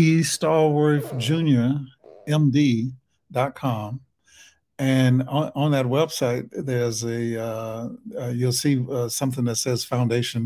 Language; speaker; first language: English; native; English